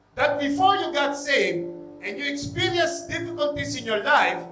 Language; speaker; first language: English; non-native, local second language; Filipino